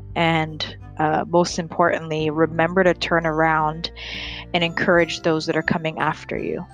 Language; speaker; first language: English; early bilingual, other home language; Rundi